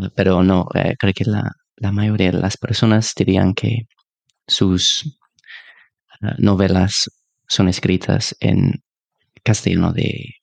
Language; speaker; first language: Spanish; non-native, fluent; English